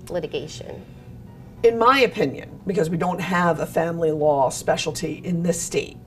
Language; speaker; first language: English; native; English